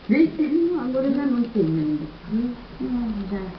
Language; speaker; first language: Portuguese; non-native, learner; German